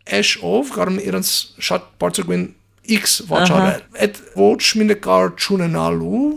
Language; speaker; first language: Armenian; non-native, fluent; English